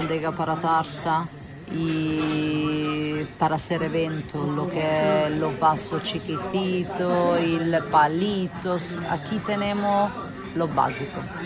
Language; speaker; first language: Spanish; non-native, fluent; Italian